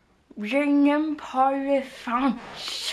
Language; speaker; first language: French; non-native, learner; English